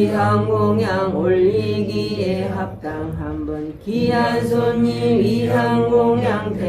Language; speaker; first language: Korean; native; Korean